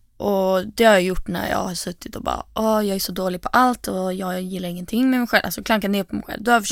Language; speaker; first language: Swedish; native; Swedish